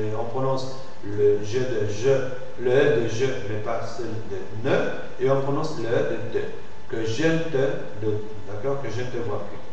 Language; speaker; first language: French; non-native, fluent; Spanish